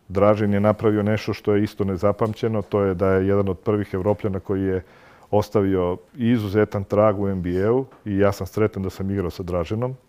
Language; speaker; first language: Croatian; native; Croatian